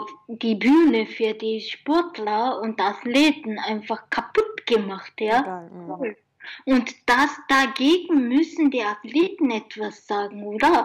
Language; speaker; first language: German; non-native, learner; Japanese